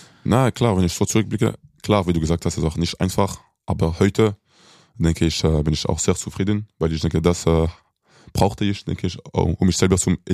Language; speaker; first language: German; non-native, local second language; French